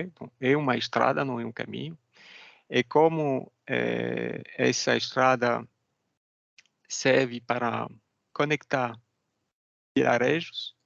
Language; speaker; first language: Portuguese; non-native, fluent; French